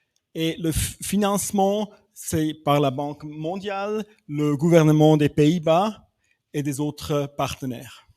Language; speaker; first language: French; non-native, fluent; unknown